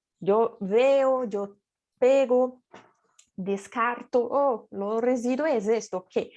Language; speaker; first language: Spanish; non-native, fluent; Portuguese